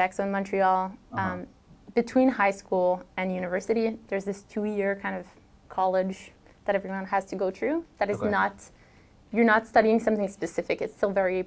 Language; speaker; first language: English; native; English